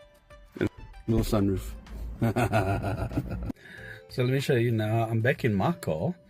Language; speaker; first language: English; native; English